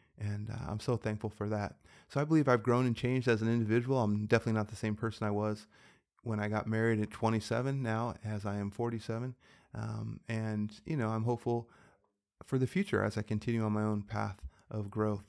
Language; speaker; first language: English; native; English